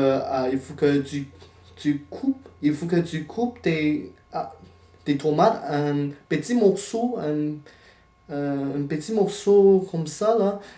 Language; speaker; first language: French; non-native, fluent; Chinese